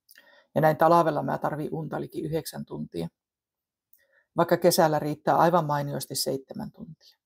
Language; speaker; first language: Finnish; native; Finnish